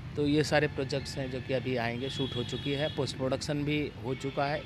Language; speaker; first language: Hindi; native; Hindi